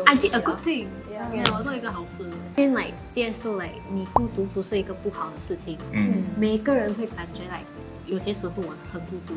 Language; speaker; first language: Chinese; non-native, local second language; English